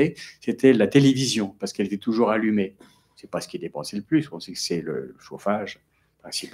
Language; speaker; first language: French; native; French